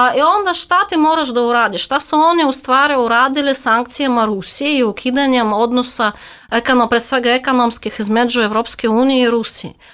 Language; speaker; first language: Serbian; non-native, fluent; Russian